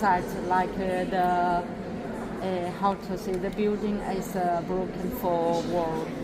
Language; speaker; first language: English; non-native, learner; Italian